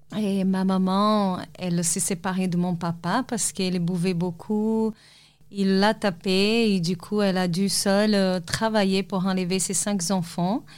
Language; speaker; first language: French; non-native, fluent; Portuguese